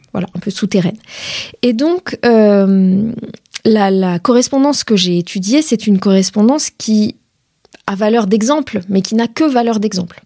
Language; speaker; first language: French; native; French